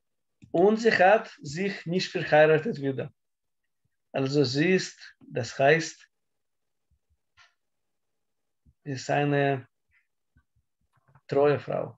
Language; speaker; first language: German; non-native, learner; Russian